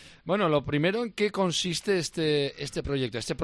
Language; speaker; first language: Spanish; native; Spanish